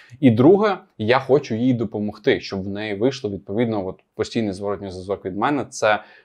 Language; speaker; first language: Ukrainian; non-native, local second language; Russian